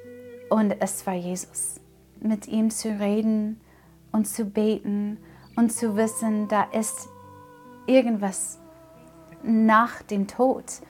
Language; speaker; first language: German; non-native, fluent; English